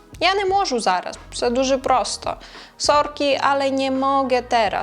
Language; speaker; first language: Polish; non-native, fluent; Ukrainian